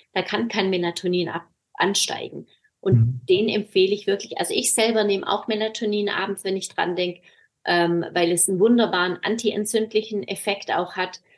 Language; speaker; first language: German; native; German